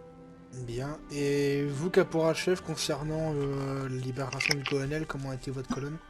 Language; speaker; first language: French; native; French